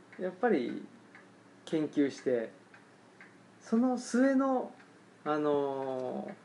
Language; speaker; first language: Japanese; native; Japanese